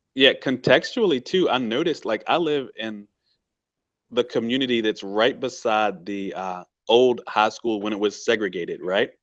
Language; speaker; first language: English; native; English